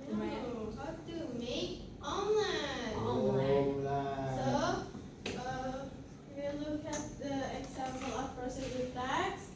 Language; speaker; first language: English; non-native, fluent; Indonesian